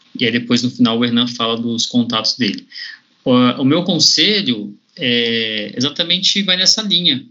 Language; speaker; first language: Portuguese; native; Portuguese